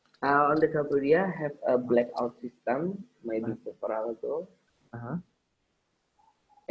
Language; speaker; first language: English; non-native, learner; Indonesian